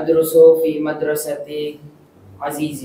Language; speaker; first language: Arabic; non-native, learner; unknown